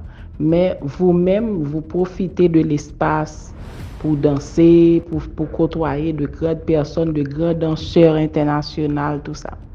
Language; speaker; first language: French; non-native, local second language; Haitian Creole